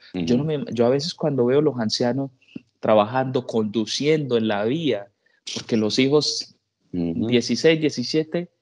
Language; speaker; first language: Spanish; native; Spanish